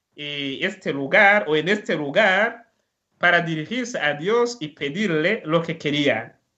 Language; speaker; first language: Spanish; non-native, fluent; Rundi